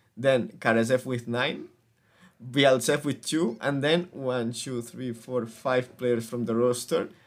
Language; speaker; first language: English; non-native, fluent; Spanish